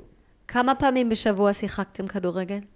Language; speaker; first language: Hebrew; native; Hebrew